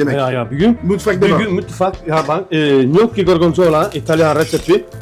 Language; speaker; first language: Turkish; non-native, learner; French